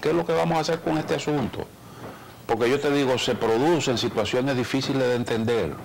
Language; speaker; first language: Spanish; native; Spanish